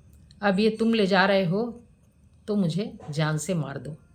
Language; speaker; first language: Hindi; native; Hindi